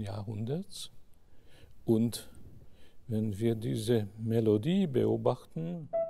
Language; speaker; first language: German; non-native, fluent; Hungarian